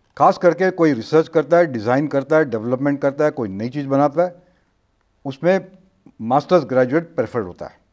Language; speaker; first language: Hindi; non-native, local second language; Marathi